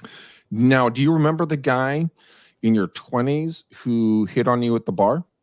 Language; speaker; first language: English; native; English